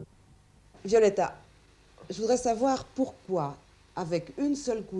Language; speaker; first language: French; native; French